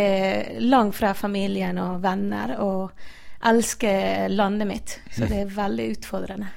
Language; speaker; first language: Norwegian; non-native, fluent; Spanish